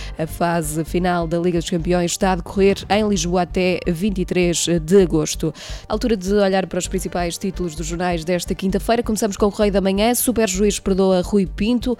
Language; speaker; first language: Portuguese; native; Portuguese